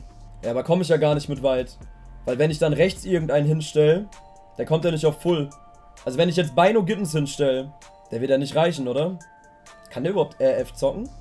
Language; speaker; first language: German; native; German